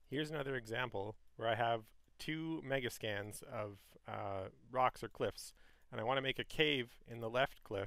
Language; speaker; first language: English; native; English